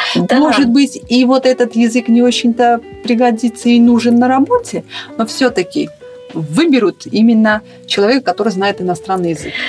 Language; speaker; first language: Russian; non-native, local second language; Armenian